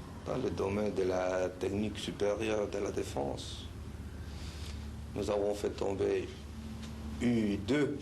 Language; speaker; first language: French; non-native, fluent; Spanish